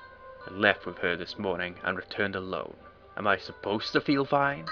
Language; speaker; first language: English; native; English